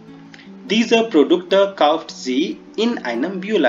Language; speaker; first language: German; non-native, fluent; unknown